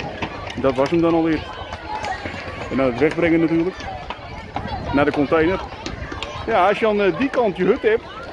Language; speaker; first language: Dutch; native; Dutch